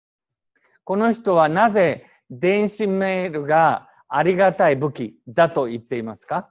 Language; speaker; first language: Japanese; native; Japanese